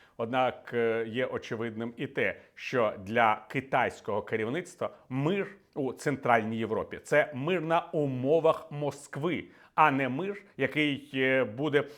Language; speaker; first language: Ukrainian; native; Ukrainian